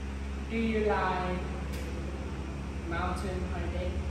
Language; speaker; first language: English; non-native, learner; Vietnamese